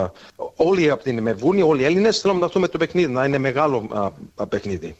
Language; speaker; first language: Greek; early bilingual, heritage; English